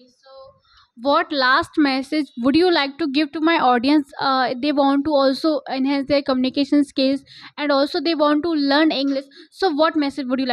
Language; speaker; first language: English; non-native, local second language; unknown